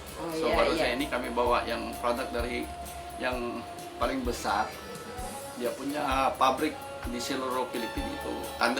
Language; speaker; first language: Indonesian; non-native, fluent; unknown